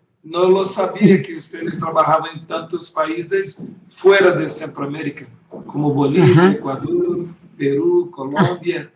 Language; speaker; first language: Spanish; non-native, learner; Portuguese